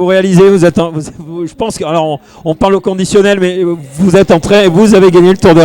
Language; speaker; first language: French; native; French